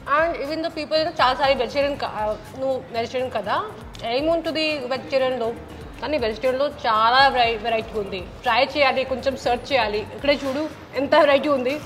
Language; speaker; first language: Telugu; non-native, learner; Hindi